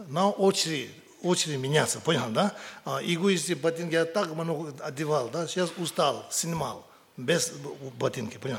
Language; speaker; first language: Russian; non-native, learner; Tibetan